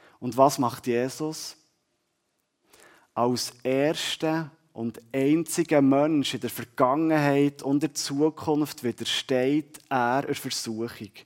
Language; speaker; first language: German; native; German